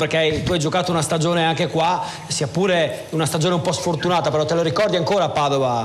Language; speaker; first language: Italian; native; Italian